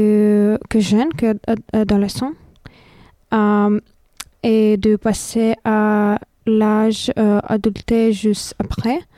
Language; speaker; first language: French; non-native, fluent; Lithuanian